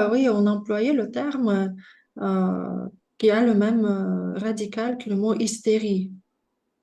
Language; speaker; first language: French; non-native, fluent; Russian